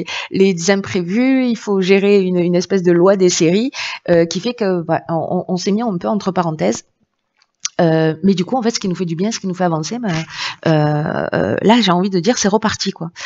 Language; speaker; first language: French; native; French